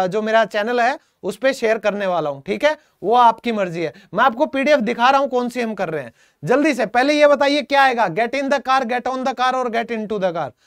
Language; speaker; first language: Hindi; native; Hindi